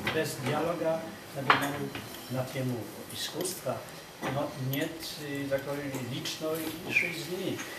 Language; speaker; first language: Russian; non-native, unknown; Polish